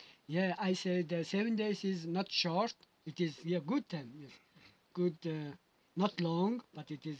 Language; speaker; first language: English; non-native, learner; Mongolian